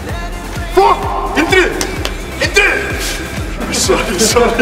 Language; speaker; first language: Icelandic; native; Icelandic